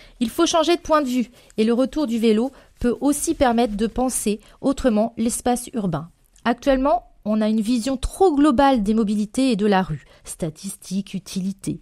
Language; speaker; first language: French; native; French